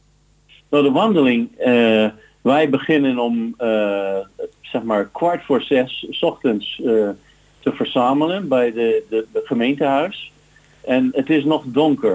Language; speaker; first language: Dutch; non-native, fluent; English